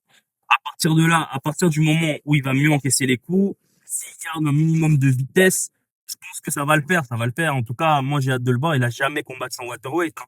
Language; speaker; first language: French; native; French